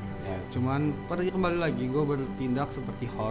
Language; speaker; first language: Indonesian; native; Indonesian